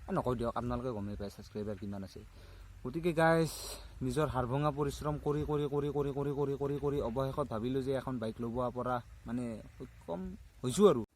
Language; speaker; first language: Assamese; native; Assamese